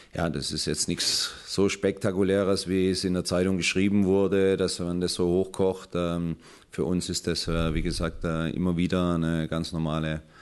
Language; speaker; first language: German; native; German